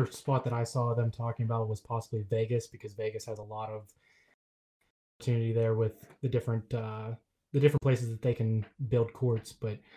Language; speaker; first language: English; native; English